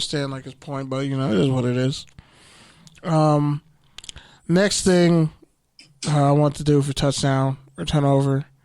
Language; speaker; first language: English; native; English